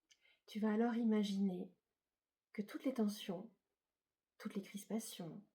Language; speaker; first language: French; native; French